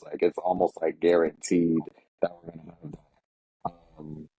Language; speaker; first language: English; native; English